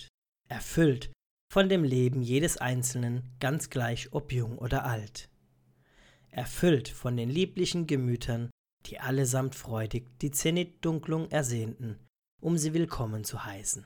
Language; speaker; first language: German; native; German